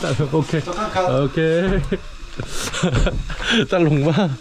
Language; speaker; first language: Thai; non-native, learner; Korean